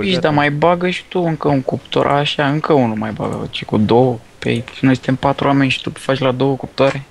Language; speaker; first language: Romanian; native; Romanian